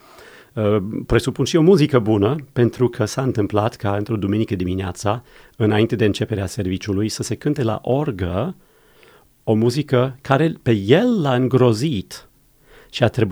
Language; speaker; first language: Romanian; non-native, fluent; English